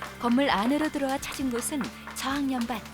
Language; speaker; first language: Korean; native; Korean